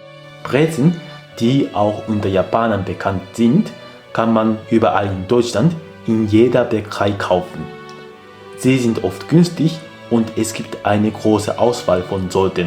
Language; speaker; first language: German; non-native, fluent; Japanese